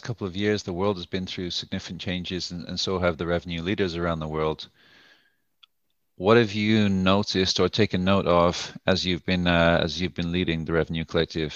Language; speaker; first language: English; native; English